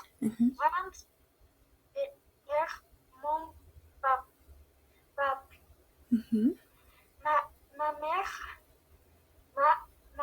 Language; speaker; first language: French; non-native, learner; Spanish